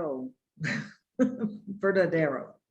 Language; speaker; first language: Spanish; non-native, learner; English